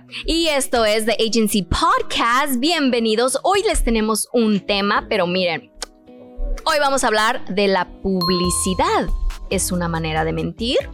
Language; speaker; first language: Spanish; early bilingual, heritage; Spanish